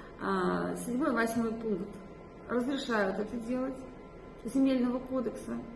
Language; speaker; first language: Russian; native; Russian